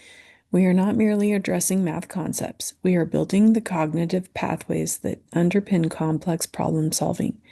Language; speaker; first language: English; native; English